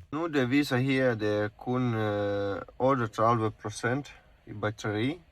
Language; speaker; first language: Danish; non-native, learner; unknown